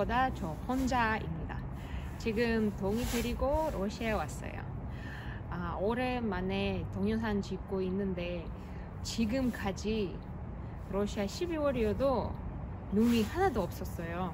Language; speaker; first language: Korean; non-native, fluent; Russian